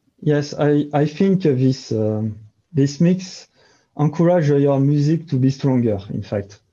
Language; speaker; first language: English; non-native, learner; French